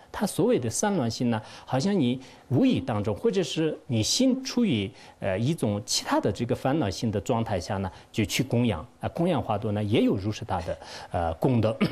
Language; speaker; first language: Chinese; non-native, local second language; Tibetan